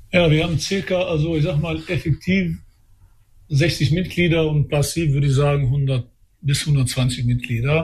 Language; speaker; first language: German; early bilingual, other home language; Albanian